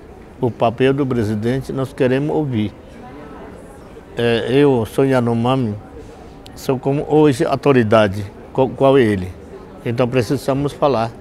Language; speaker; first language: Portuguese; non-native, local second language; Yanomámi